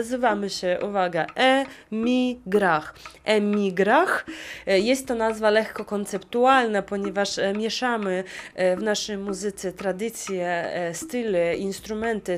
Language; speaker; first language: Polish; non-native, fluent; Russian